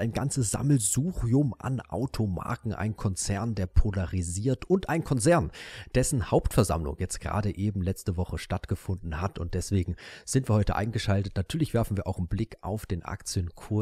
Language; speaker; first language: German; native; German